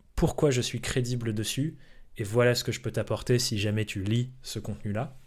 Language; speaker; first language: French; early bilingual, other home language; English